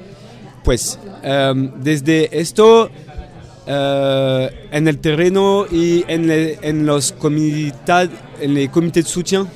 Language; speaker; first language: Spanish; non-native, fluent; French